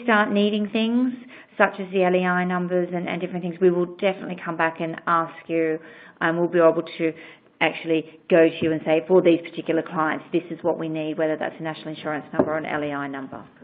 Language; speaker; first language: English; native; English